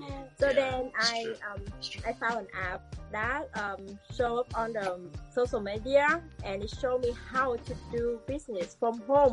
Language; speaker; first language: English; non-native, learner; Vietnamese